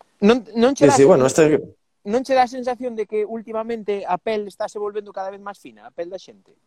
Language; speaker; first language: Galician; non-native, local second language; Spanish